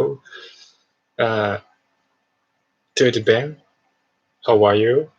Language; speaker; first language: Portuguese; non-native, learner; Japanese